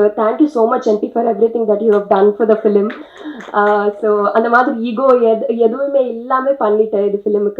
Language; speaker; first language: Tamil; non-native, learner; Telugu